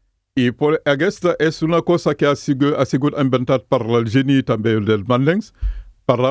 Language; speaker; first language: Catalan; non-native, fluent; Mandingo